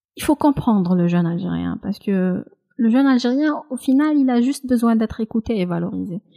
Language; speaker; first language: French; non-native, local second language; Kabyle